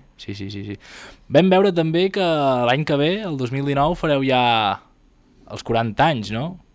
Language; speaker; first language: Catalan; native; Catalan